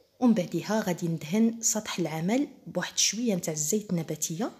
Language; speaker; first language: Arabic; native; Arabic